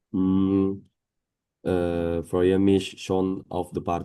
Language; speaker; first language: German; non-native, learner; Indonesian